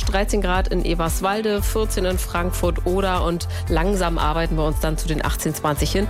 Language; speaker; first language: German; native; German